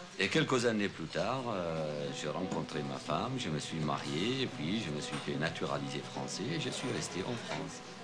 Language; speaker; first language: French; non-native, fluent; Arabic